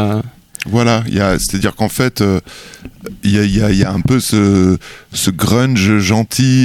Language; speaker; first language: French; native; French